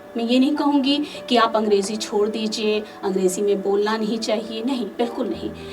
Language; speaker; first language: Hindi; native; Hindi